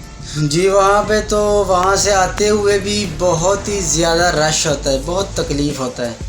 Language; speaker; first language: Hindi; non-native, local second language; Pashto